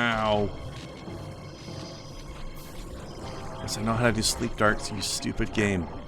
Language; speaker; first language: English; native; English